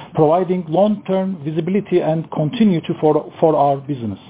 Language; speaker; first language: English; non-native, fluent; Turkish